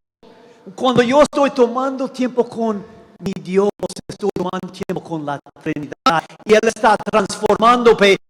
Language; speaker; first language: Spanish; non-native, fluent; English